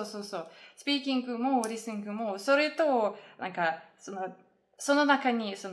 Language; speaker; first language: Japanese; non-native, fluent; Russian